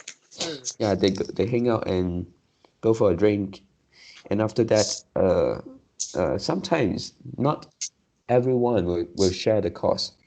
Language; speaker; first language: English; non-native, learner; Chinese